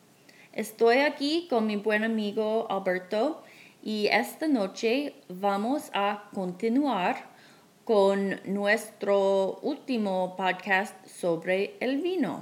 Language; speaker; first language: Spanish; non-native, learner; English